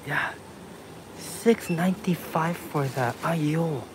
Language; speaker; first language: English; non-native, fluent; Japanese